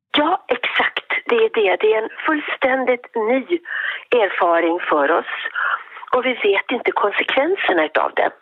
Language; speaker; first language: Swedish; native; Swedish